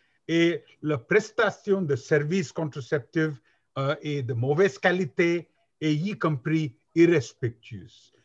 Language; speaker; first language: French; non-native, learner; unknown